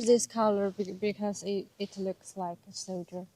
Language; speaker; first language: English; non-native, learner; Chinese